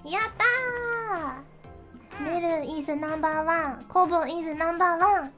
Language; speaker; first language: Japanese; native; Japanese